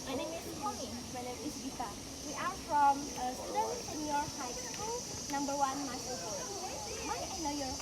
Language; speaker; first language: English; non-native, learner; Indonesian